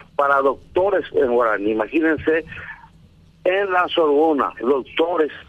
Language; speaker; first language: Spanish; native; Spanish